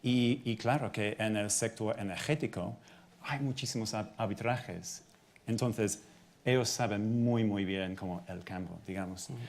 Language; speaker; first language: Spanish; non-native, fluent; English